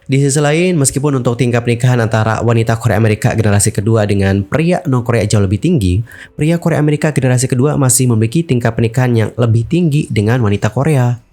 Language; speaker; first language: Indonesian; native; Indonesian